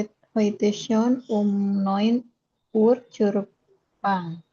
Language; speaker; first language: German; non-native, learner; Indonesian